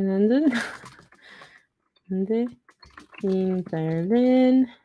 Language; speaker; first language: German; non-native, learner; English